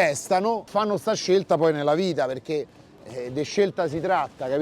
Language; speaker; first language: Italian; native; Italian